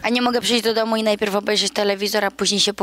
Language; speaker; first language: Polish; native; Polish